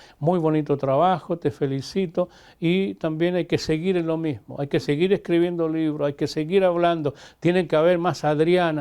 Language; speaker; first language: Spanish; native; Spanish